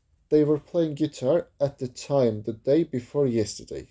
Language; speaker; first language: English; non-native, fluent; Azerbaijani